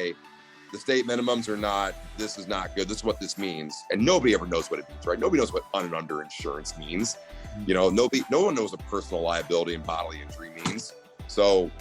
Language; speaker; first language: English; native; English